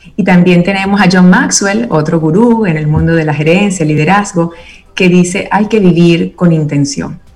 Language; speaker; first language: Spanish; native; Spanish